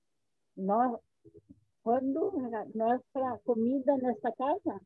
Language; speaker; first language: Spanish; non-native, learner; Portuguese